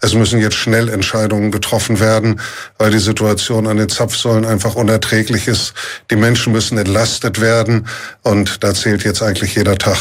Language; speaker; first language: German; native; German